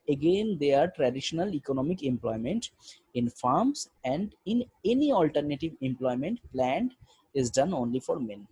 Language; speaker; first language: English; non-native, local second language; Bangla